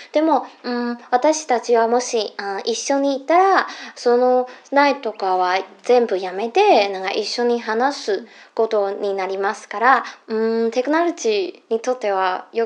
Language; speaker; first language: Japanese; non-native, fluent; Chinese